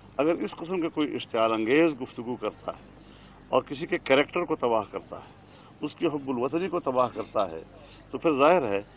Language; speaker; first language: Urdu; non-native, local second language; Pashto